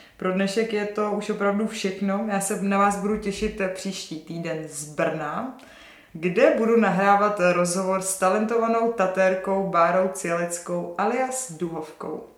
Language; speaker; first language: Czech; native; Czech